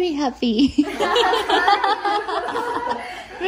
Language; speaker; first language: English; non-native, local second language; Hindi